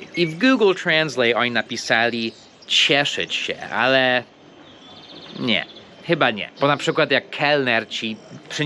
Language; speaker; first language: Polish; early bilingual, heritage; Polish